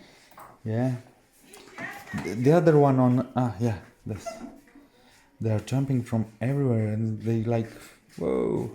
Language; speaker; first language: English; non-native, learner; Romanian